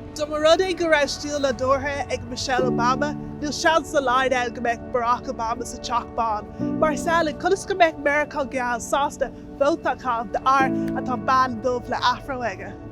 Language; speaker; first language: Irish; non-native, local second language; English